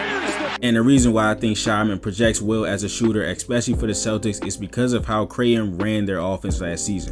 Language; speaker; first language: English; native; English